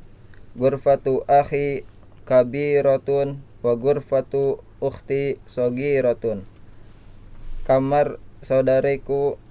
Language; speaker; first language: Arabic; non-native, learner; Indonesian